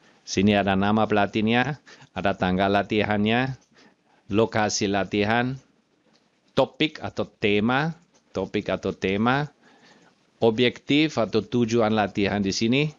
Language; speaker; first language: Indonesian; non-native, fluent; German